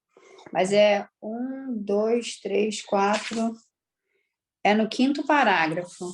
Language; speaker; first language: Portuguese; native; Portuguese